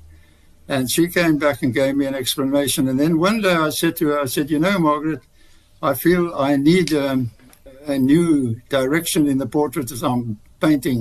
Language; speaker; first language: English; native; English